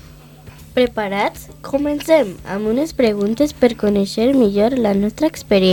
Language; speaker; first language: Catalan; non-native, learner; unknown